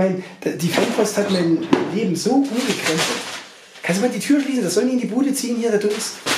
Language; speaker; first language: German; native; German